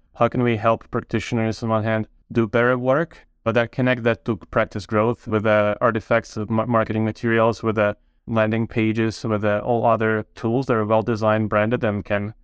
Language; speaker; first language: English; non-native, fluent; Ukrainian